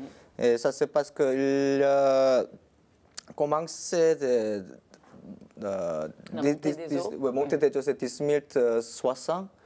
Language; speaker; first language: French; non-native, learner; Korean